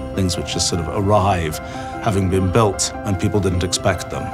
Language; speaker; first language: English; native; English